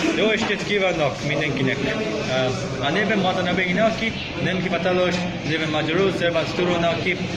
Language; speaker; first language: Hungarian; non-native, learner; Japanese